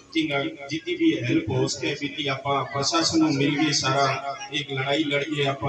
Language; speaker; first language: Hindi; native; Hindi